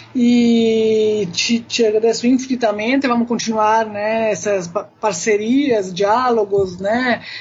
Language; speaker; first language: Portuguese; non-native, fluent; Italian